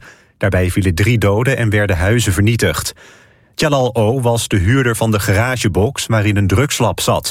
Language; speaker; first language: Dutch; native; Dutch